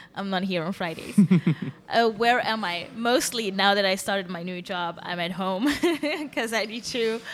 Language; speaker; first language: English; non-native, fluent; Dutch